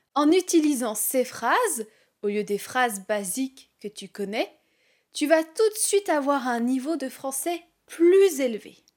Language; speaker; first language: French; native; French